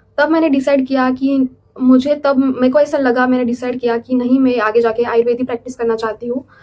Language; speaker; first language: Hindi; non-native, local second language; Marathi